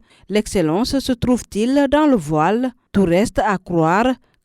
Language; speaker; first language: French; native; French